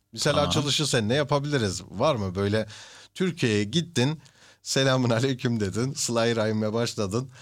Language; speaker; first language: Turkish; early bilingual, heritage; Turkish